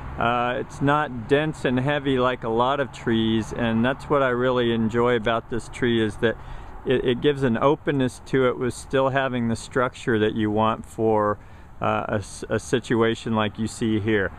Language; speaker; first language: English; native; English